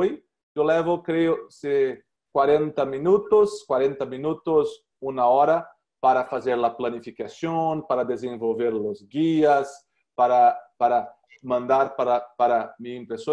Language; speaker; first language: Spanish; non-native, learner; Portuguese